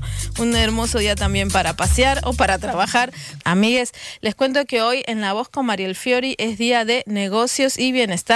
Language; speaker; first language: Spanish; native; Spanish